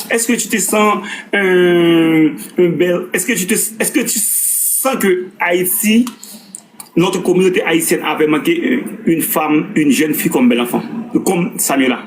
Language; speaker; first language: French; non-native, local second language; Haitian Creole